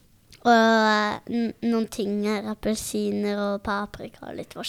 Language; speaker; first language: Norwegian; early bilingual, other home language; French